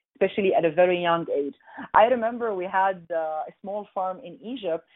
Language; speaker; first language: English; non-native, fluent; Arabic